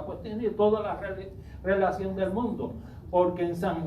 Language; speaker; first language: Spanish; native; Spanish